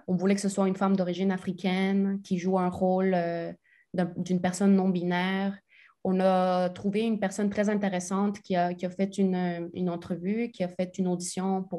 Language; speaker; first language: French; native; French